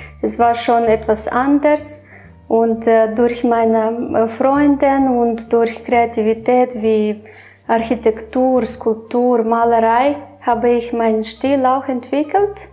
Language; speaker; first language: German; non-native, fluent; Romanian